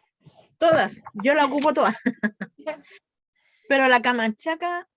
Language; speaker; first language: Spanish; native; Spanish